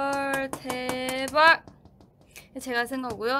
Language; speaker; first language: Korean; non-native, fluent; Chinese